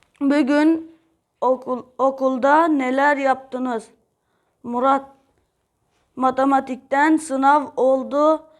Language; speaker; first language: Turkish; non-native, learner; Uzbek